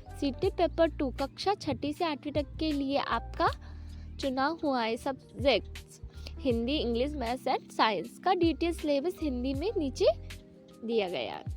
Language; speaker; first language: Hindi; native; Hindi